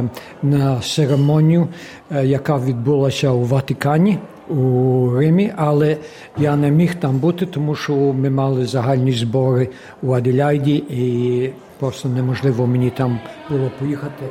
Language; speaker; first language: Ukrainian; early bilingual, heritage; Ukrainian